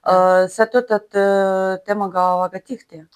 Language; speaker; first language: Estonian; non-native, learner; Russian